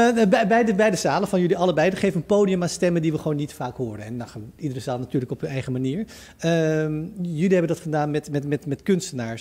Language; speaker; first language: Dutch; native; Dutch